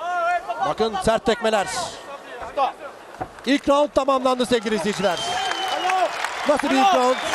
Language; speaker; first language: Turkish; native; Turkish